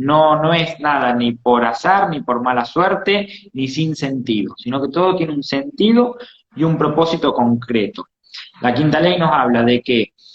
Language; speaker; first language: Spanish; native; Spanish